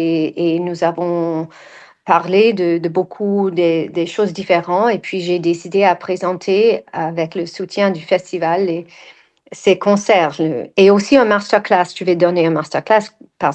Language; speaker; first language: French; non-native, learner; English